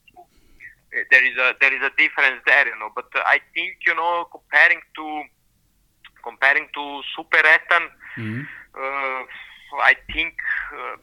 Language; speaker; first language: English; non-native, fluent; Serbian